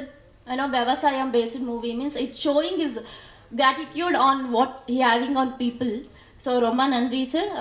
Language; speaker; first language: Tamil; non-native, learner; Kannada